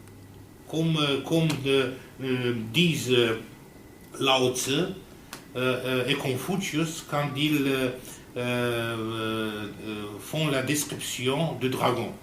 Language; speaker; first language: French; non-native, fluent; Romanian